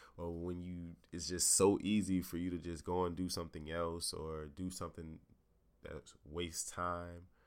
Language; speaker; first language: English; native; English